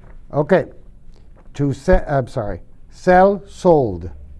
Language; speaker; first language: English; native; English